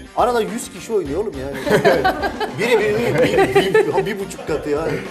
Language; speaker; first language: Turkish; native; Turkish